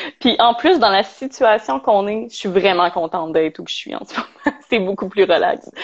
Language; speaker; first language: French; native; French